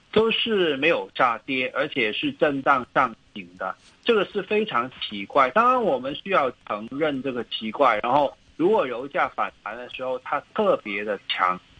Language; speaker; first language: Chinese; non-native, local second language; Cantonese